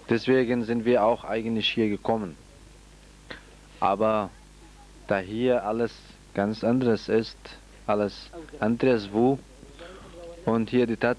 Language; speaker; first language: German; non-native, fluent; Central Kurdish